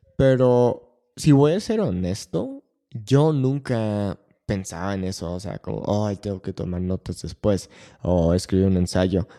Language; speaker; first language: Spanish; non-native, fluent; English